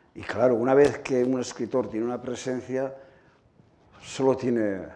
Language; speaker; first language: Spanish; native; Spanish